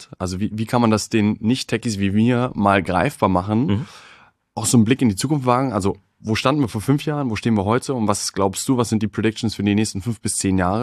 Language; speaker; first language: German; native; German